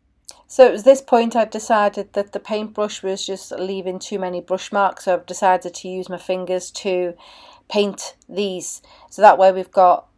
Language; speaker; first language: English; native; English